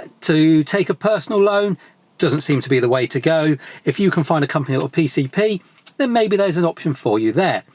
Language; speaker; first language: English; native; English